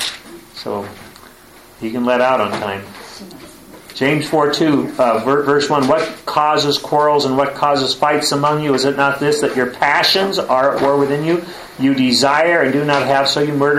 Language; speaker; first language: English; native; English